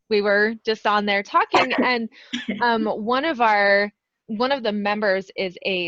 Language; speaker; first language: English; native; English